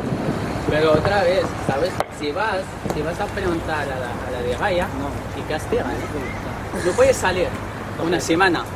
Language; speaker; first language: Spanish; non-native, learner; Arabic